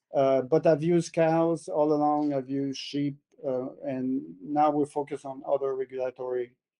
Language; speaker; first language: English; native; English